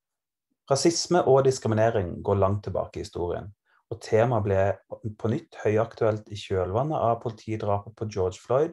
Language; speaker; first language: Norwegian; native; Norwegian